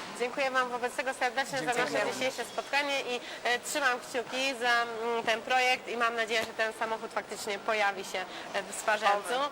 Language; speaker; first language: Polish; native; Polish